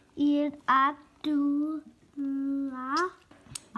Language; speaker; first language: Spanish; non-native, learner; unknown